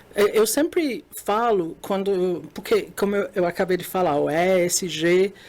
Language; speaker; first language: Portuguese; non-native, fluent; English